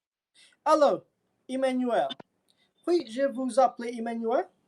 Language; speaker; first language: French; non-native, learner; English